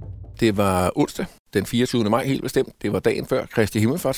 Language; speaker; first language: Danish; native; Danish